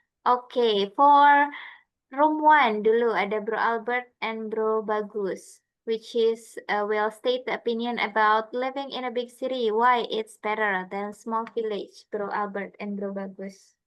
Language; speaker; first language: English; non-native, fluent; Indonesian